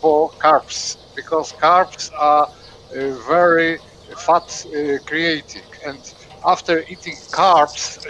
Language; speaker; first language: English; non-native, fluent; Polish